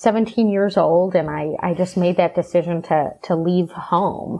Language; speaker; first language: English; native; English